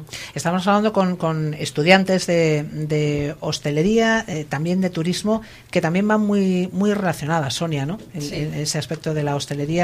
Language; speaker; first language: Spanish; native; Spanish